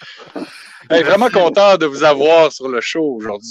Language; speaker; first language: French; native; French